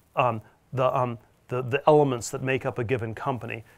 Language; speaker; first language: English; native; English